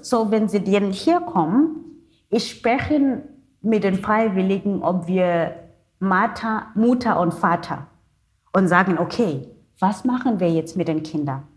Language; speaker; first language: German; non-native, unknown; Xhosa